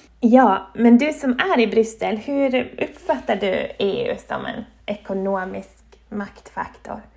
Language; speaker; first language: Swedish; native; Swedish